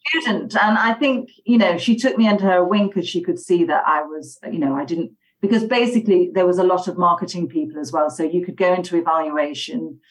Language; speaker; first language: English; native; English